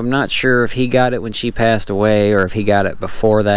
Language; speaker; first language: English; native; English